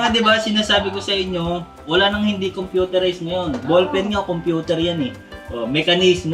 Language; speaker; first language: Filipino; native; Filipino